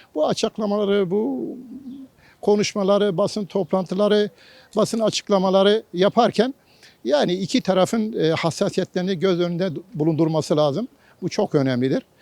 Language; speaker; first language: Turkish; non-native, local second language; Kurdish